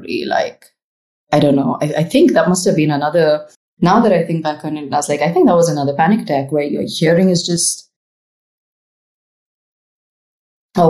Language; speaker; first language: English; non-native, local second language; Marathi